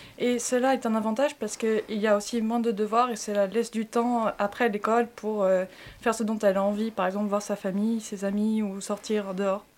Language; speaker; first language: French; native; French